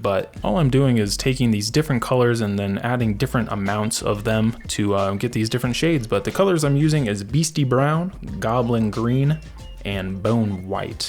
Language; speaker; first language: English; native; English